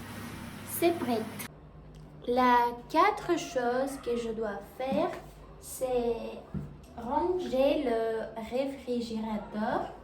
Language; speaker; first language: French; non-native, learner; Russian